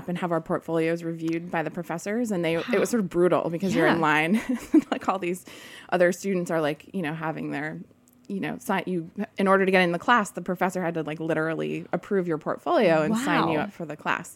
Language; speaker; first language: English; native; English